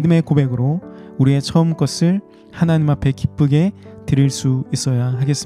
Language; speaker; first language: Korean; native; Korean